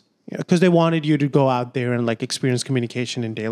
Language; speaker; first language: English; non-native, local second language; Urdu